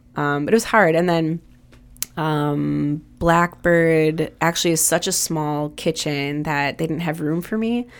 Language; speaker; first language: English; native; English